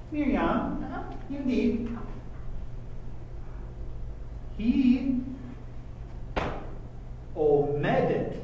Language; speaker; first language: Hebrew; non-native, fluent; English